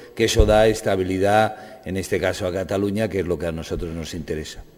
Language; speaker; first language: Spanish; non-native, local second language; Catalan